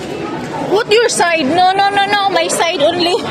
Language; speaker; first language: English; non-native, learner; Filipino